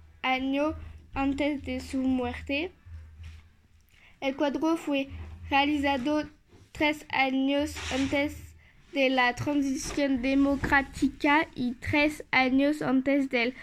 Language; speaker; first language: Spanish; non-native, learner; French